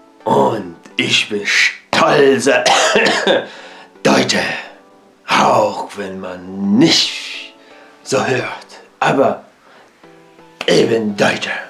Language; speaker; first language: German; non-native, learner; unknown